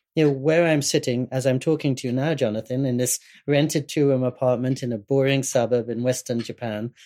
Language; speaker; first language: English; native; English